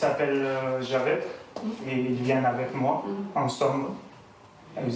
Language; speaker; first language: French; non-native, learner; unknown